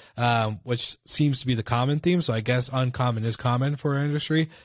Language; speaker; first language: English; native; English